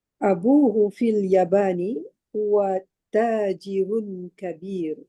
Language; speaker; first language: Arabic; non-native, learner; Malay